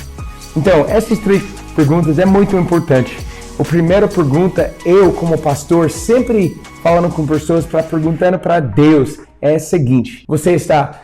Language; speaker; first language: Portuguese; non-native, fluent; English